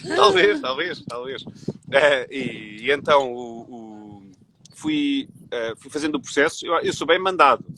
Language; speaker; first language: Portuguese; native; Portuguese